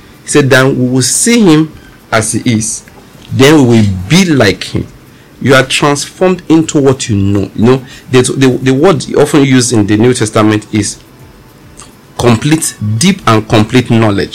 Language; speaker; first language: English; non-native, local second language; Yoruba